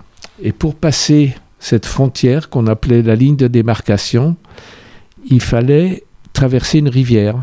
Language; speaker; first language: French; native; French